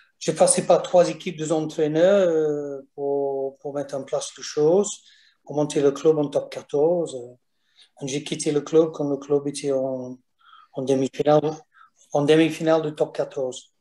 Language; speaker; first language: French; non-native, fluent; English